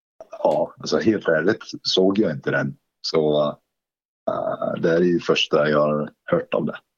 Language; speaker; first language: Swedish; non-native, fluent; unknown